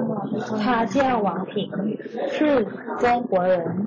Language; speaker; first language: Chinese; non-native, learner; Thai